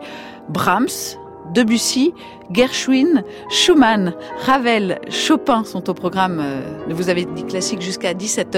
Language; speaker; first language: French; native; French